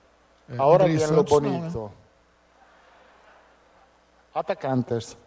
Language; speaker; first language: Portuguese; non-native, fluent; Italian